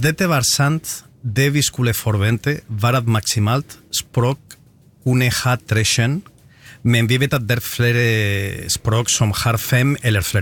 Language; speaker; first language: Norwegian; non-native, fluent; Spanish